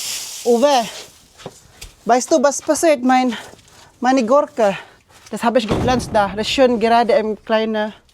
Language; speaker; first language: German; non-native, learner; Filipino